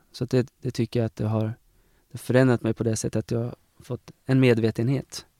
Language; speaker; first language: Swedish; native; Swedish